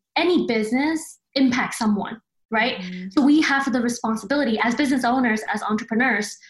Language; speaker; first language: English; early bilingual, other home language; Chinese